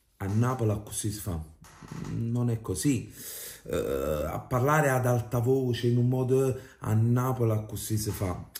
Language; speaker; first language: Italian; native; Italian